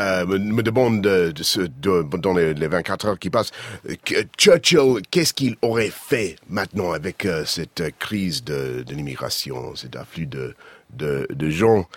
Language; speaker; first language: French; non-native, fluent; English